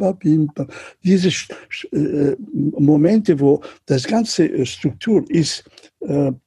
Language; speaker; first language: German; non-native, learner; Catalan